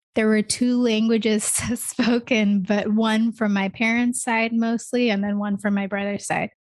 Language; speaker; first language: English; native; English